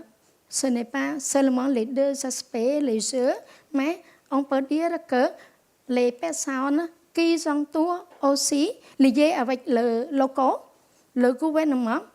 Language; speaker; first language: French; non-native, local second language; Khmer